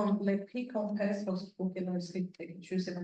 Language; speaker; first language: French; non-native, fluent; Portuguese